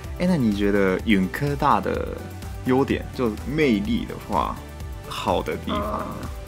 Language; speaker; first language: Chinese; non-native, fluent; Japanese